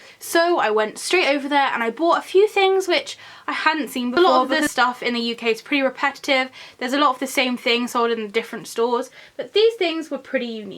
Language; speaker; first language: English; native; English